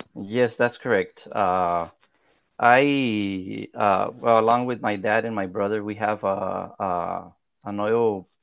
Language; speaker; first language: English; early bilingual, other home language; Spanish